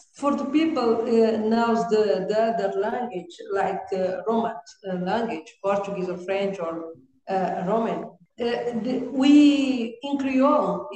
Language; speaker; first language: English; non-native, learner; Kabuverdianu